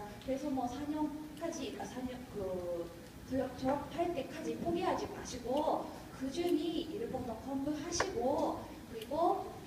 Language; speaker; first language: Korean; non-native, fluent; Japanese